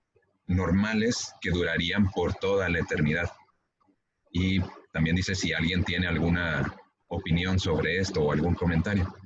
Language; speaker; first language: Spanish; native; Spanish